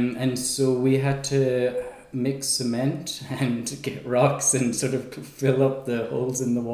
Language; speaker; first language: English; native; English